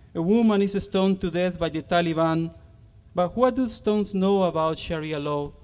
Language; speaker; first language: English; non-native, fluent; Spanish